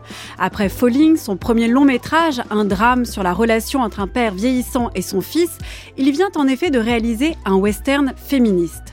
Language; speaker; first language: French; native; French